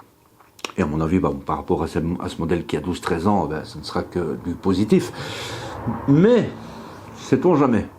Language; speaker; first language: French; native; French